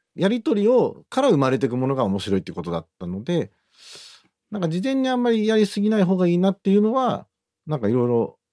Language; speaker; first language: Japanese; native; Japanese